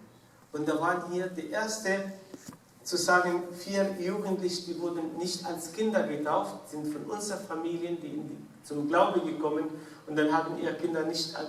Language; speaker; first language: German; non-native, fluent; Arabic